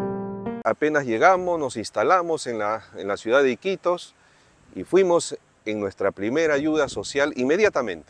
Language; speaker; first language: Spanish; native; Spanish